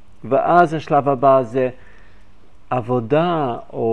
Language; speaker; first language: Hebrew; non-native, fluent; English